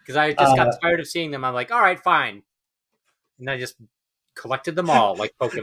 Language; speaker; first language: English; native; English